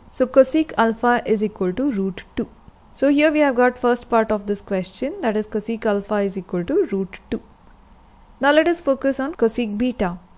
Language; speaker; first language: English; non-native, local second language; Hindi